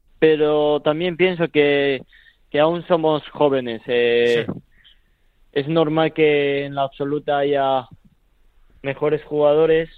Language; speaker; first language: Spanish; early bilingual, other home language; Korean